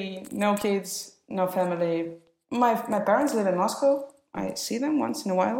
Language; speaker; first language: English; non-native, fluent; Russian